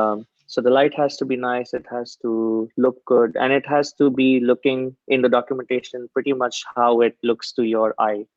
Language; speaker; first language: English; non-native, local second language; Hindi